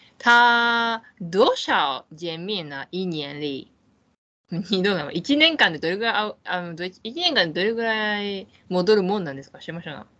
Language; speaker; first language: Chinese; non-native, learner; Japanese